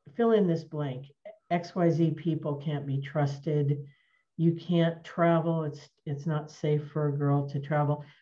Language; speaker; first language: English; native; English